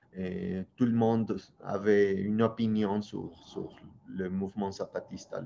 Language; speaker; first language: French; non-native, fluent; Spanish